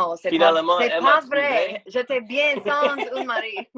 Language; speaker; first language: French; non-native, learner; English